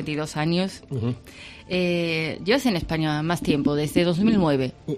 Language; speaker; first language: Spanish; native; Spanish